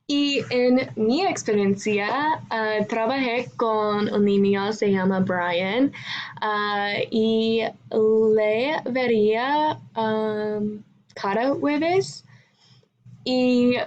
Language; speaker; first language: Spanish; non-native, learner; English